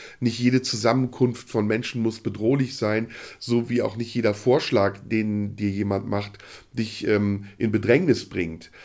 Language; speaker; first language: German; early bilingual, other home language; Turkish